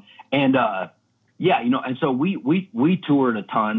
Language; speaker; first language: English; native; English